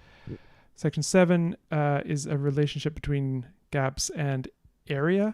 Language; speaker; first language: English; native; English